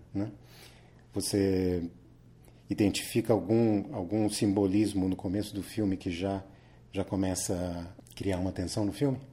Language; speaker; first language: Portuguese; native; Portuguese